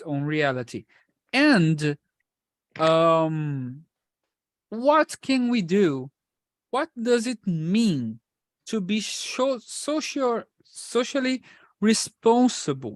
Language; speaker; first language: English; non-native, fluent; Portuguese